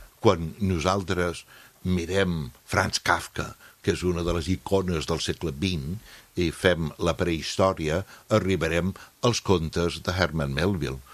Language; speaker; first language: Catalan; non-native, fluent; English